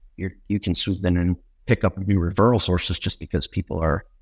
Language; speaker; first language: English; native; English